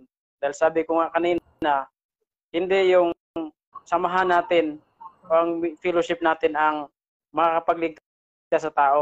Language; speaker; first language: Filipino; native; Filipino